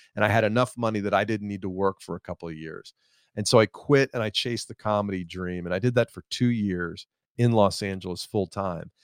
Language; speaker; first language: English; native; English